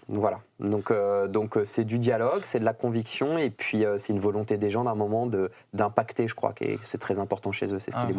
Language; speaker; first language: French; native; French